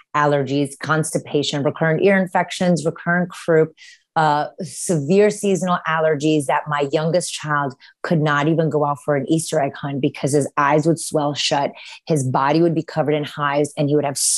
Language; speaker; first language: English; early bilingual, other home language; Romanian